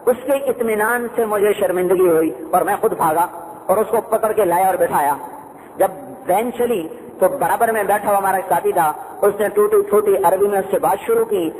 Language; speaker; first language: Urdu; non-native, local second language; Punjabi